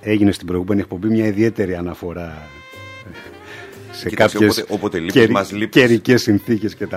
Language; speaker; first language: Greek; native; Greek